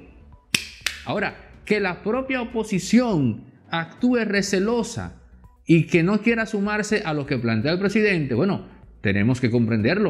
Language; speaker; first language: Spanish; native; Spanish